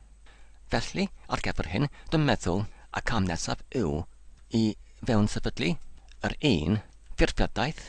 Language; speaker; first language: Welsh; non-native, learner; English